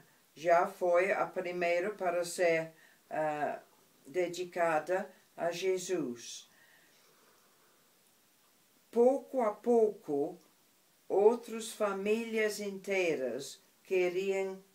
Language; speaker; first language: Portuguese; non-native, fluent; English